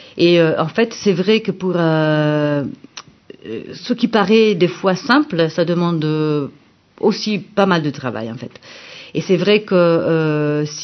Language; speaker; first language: French; non-native, fluent; Italian